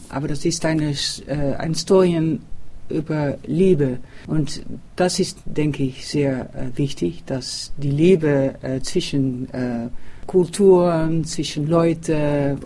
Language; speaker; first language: German; non-native, learner; Dutch